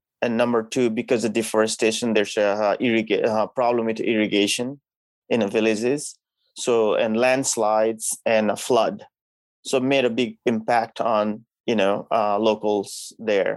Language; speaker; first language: English; non-native, local second language; Nepali